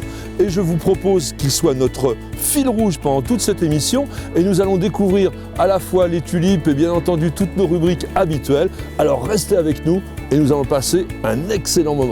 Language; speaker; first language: French; native; French